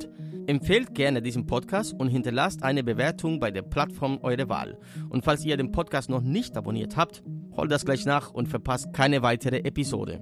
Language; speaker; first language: German; native; German